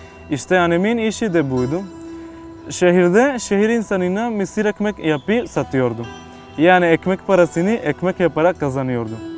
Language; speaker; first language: Turkish; non-native, fluent; Spanish